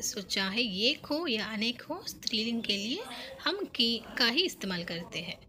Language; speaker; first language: Hindi; non-native, local second language; Telugu